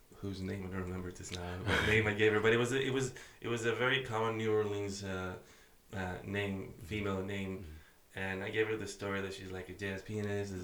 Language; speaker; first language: English; non-native, fluent; Greek